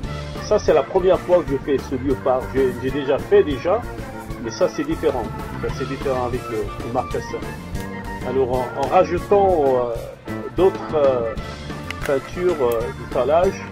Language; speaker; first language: French; non-native, local second language; Arabic